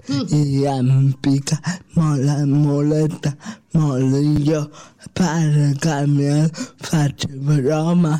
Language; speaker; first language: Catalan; non-native, local second language; Spanish